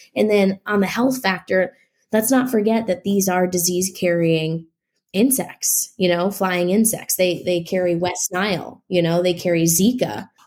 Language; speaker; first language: English; native; English